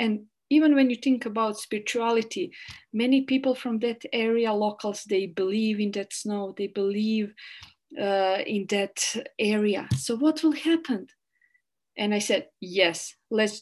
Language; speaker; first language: English; non-native, learner; Bosnian